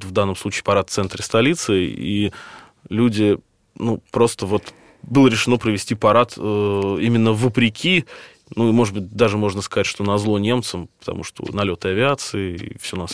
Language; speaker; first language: Russian; native; Russian